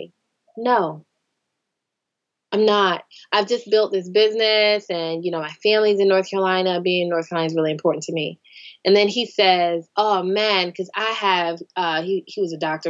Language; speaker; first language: English; native; English